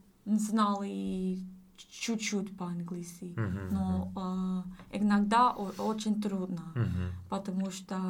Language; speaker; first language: Russian; non-native, learner; English